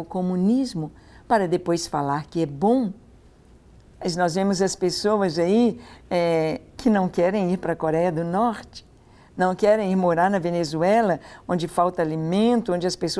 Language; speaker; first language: Portuguese; native; Portuguese